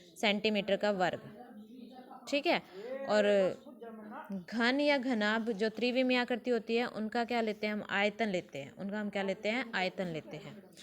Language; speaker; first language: Hindi; native; Hindi